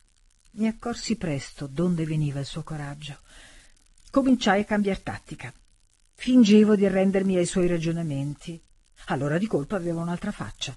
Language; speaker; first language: Italian; native; Italian